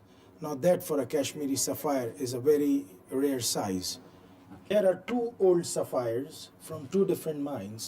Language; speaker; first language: English; non-native, local second language; Hindi